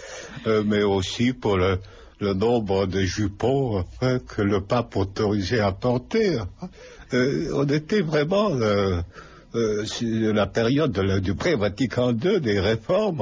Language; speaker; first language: French; non-native, fluent; Lithuanian